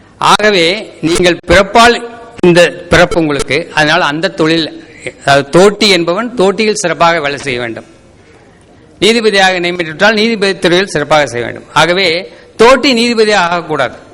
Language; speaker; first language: Tamil; native; Tamil